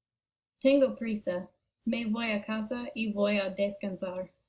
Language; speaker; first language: Spanish; non-native, learner; English